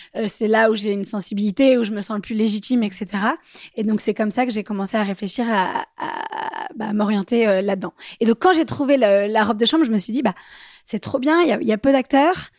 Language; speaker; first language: French; native; French